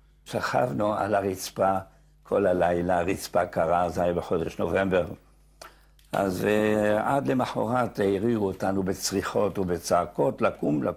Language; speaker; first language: Hebrew; non-native, fluent; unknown